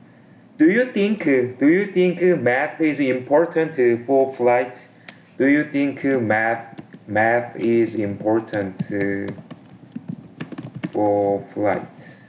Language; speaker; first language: English; non-native, learner; Korean